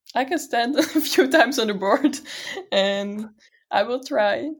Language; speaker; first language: English; non-native, fluent; Dutch